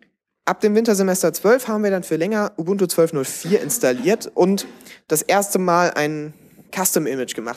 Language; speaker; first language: German; native; German